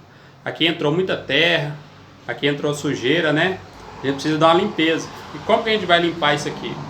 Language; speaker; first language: Portuguese; native; Portuguese